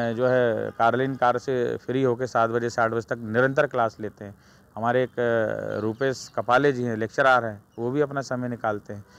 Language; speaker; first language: Hindi; native; Hindi